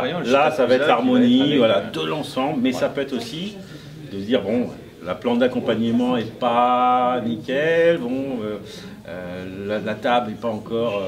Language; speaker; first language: French; native; French